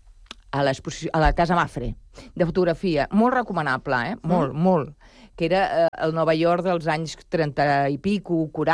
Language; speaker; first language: Catalan; early bilingual, other home language; Spanish